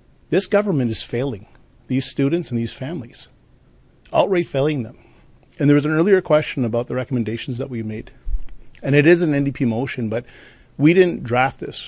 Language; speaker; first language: English; native; English